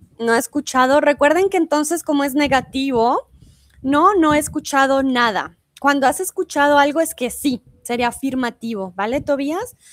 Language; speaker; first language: Spanish; native; Spanish